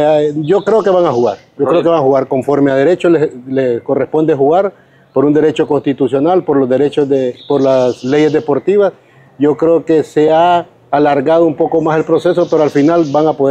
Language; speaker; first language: Spanish; native; Spanish